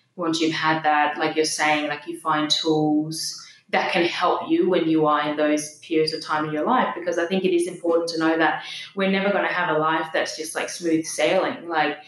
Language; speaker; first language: English; non-native, fluent; Danish